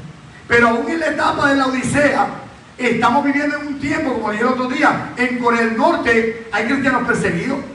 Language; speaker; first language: Spanish; native; Spanish